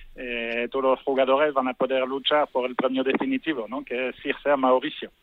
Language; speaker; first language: Spanish; non-native, fluent; French